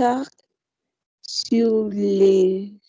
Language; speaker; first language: French; non-native, learner; Spanish